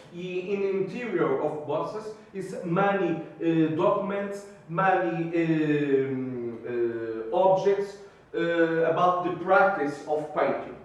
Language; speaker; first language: English; non-native, learner; Portuguese